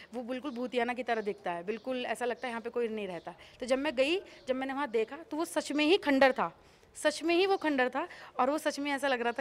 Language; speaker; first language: Hindi; native; Hindi